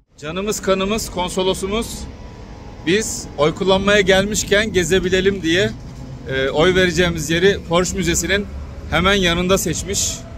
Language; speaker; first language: Turkish; native; Turkish